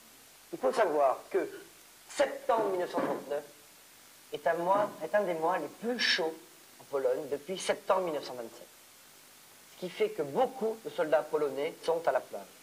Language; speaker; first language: French; native; French